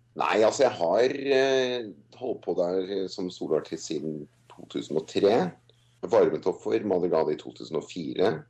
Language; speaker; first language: Norwegian; non-native, fluent; English